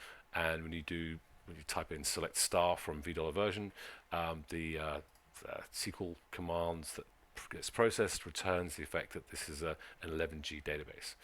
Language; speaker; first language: English; native; English